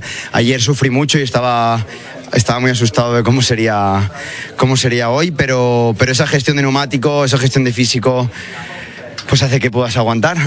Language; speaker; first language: Spanish; native; Spanish